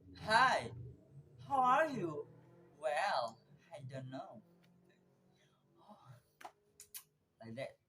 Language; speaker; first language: English; non-native, learner; Indonesian